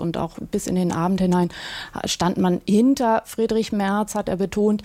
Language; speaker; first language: German; native; German